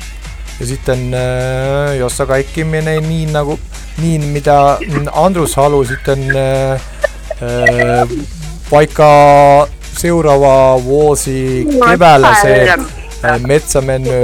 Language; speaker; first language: Finnish; non-native, learner; Estonian